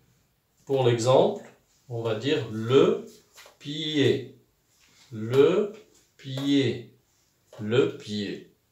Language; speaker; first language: French; non-native, local second language; Arabic